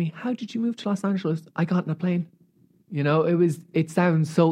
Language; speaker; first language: English; native; English